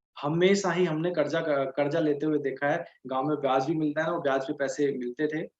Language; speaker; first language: Hindi; native; Hindi